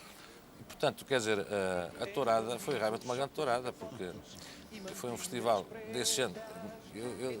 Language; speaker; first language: Portuguese; native; Portuguese